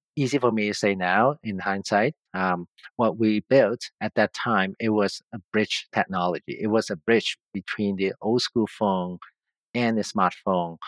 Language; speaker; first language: English; non-native, local second language; Cantonese